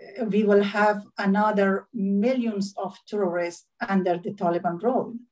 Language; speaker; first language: English; non-native, learner; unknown